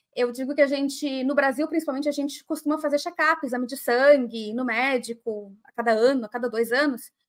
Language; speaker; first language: Portuguese; native; Portuguese